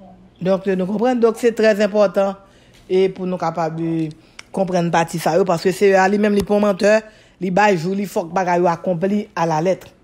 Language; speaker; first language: French; non-native, local second language; Haitian Creole